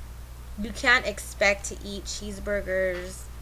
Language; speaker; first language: English; native; English